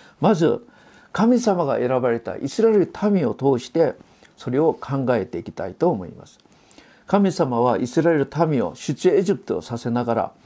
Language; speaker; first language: Japanese; non-native, fluent; Korean